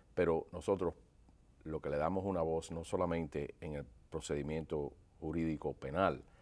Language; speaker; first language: Spanish; early bilingual, heritage; Spanish